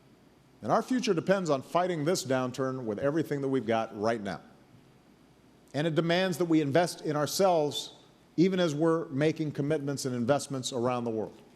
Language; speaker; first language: English; native; English